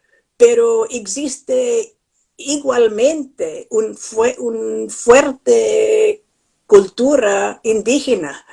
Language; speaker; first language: Spanish; non-native, fluent; English